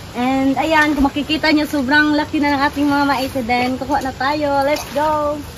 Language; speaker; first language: Filipino; non-native, local second language; Cebuano